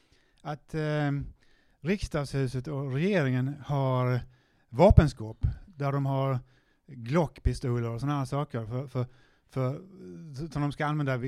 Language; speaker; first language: Swedish; native; Swedish